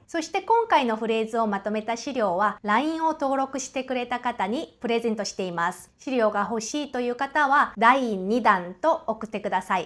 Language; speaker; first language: Japanese; non-native, fluent; Korean